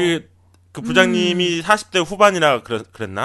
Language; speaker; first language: Korean; native; Korean